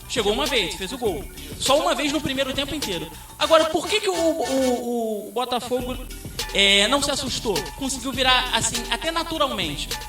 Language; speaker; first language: Portuguese; native; Portuguese